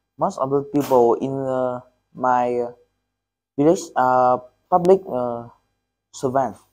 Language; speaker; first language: English; non-native, learner; Vietnamese